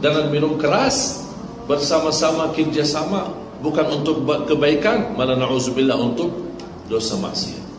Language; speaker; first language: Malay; non-native, fluent; Arabic